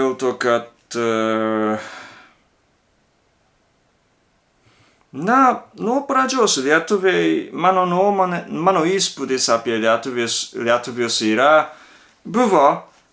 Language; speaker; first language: Lithuanian; non-native, learner; Japanese